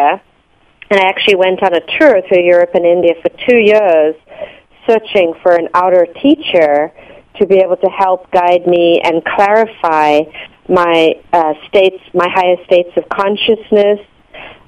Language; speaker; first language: English; native; English